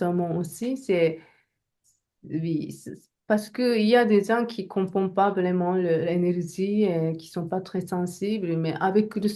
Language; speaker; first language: French; non-native, learner; Japanese